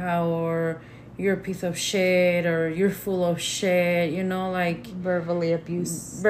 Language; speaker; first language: English; non-native, fluent; Spanish